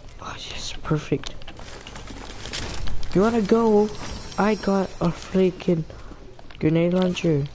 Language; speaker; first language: English; native; English